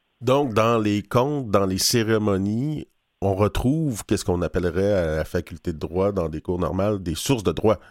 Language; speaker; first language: French; native; French